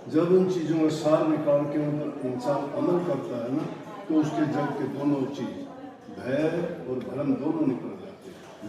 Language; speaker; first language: Hindi; native; Hindi